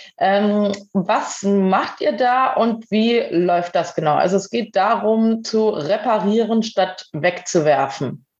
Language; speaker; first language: German; native; German